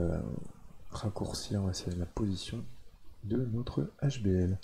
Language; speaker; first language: French; native; French